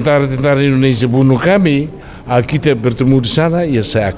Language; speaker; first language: Indonesian; non-native, fluent; Tetum